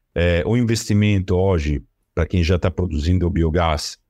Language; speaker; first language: Portuguese; non-native, fluent; Italian